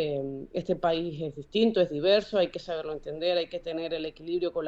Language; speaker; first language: Spanish; native; Spanish